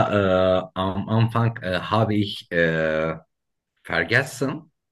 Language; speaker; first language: German; non-native, learner; Turkish